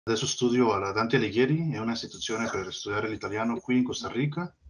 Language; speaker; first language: Italian; non-native, learner; Spanish